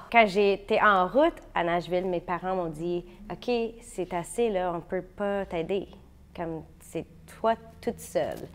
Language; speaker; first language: French; non-native, fluent; English